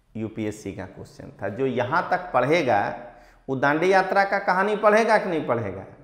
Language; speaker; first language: Hindi; non-native, local second language; Gujarati